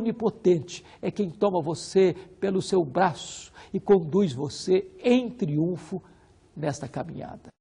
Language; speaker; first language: Portuguese; native; Portuguese